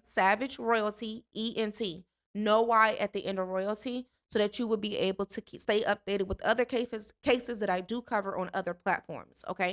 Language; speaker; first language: English; native; English